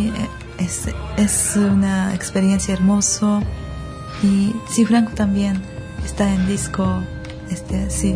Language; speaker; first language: Spanish; non-native, learner; Japanese